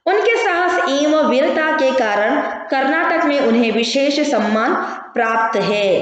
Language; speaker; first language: Hindi; non-native, local second language; Kannada